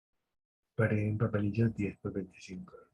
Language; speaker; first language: Spanish; native; Spanish